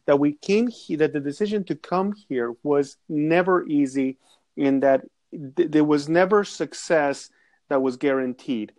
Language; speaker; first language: English; non-native, fluent; Spanish